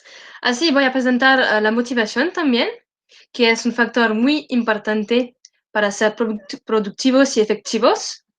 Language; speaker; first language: Spanish; non-native, learner; French